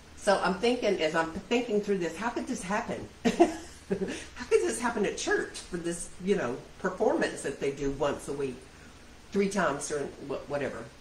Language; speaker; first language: English; native; English